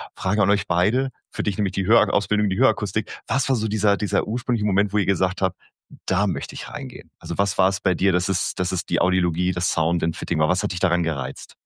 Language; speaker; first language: German; native; German